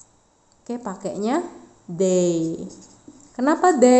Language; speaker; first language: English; non-native, fluent; Indonesian